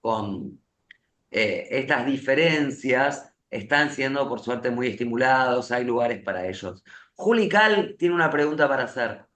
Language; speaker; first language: Spanish; native; Spanish